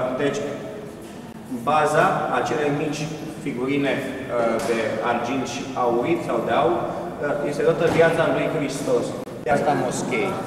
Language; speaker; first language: Romanian; native; Romanian